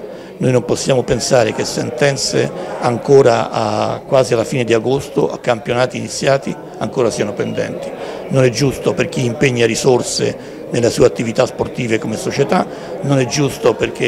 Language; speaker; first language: Italian; native; Italian